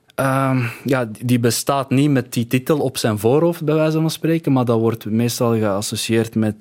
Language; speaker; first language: Dutch; early bilingual, other home language; Arabic